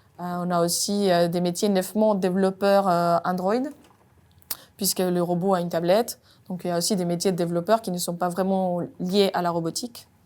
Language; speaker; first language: French; non-native, fluent; Spanish